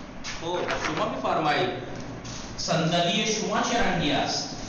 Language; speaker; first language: Persian; non-native, fluent; Urdu